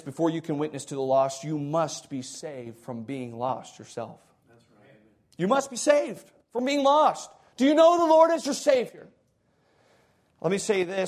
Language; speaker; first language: English; native; English